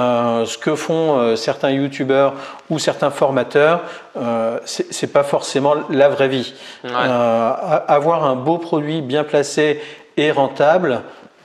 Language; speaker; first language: French; native; French